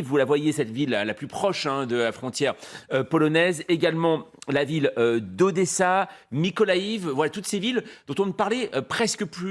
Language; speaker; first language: French; native; French